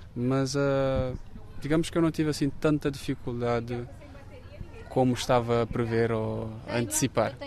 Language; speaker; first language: Portuguese; non-native, local second language; Kabuverdianu